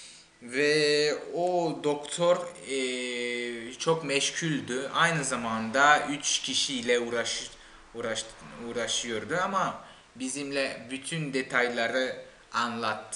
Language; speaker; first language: Turkish; non-native, fluent; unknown